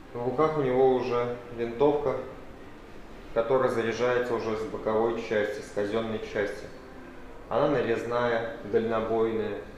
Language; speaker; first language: Russian; native; Russian